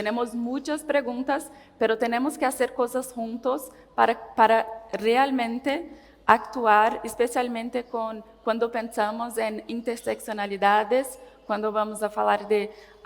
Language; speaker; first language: Spanish; non-native, learner; Portuguese